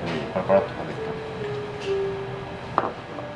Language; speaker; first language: Japanese; native; Japanese